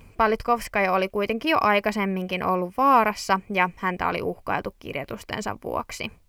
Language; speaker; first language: Finnish; native; Finnish